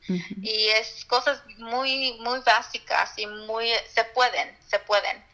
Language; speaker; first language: Spanish; early bilingual, heritage; Spanish